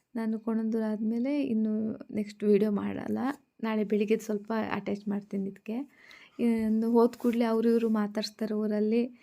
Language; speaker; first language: Kannada; native; Kannada